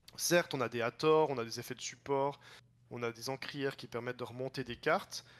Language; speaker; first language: French; native; French